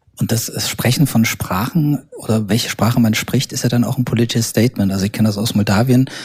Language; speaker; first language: German; native; German